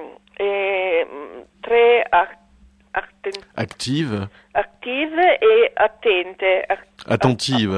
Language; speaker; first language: French; non-native, learner; Italian